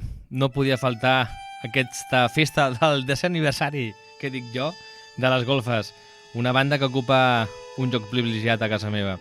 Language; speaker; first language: Catalan; native; Catalan